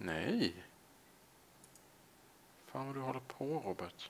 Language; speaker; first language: Swedish; native; Swedish